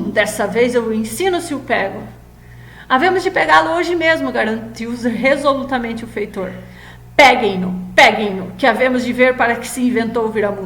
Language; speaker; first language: Portuguese; native; Portuguese